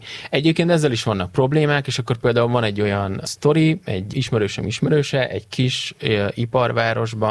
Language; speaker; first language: Hungarian; native; Hungarian